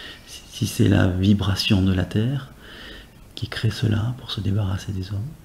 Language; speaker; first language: French; native; French